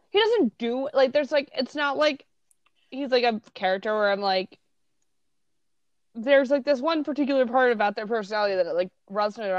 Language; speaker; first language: English; native; English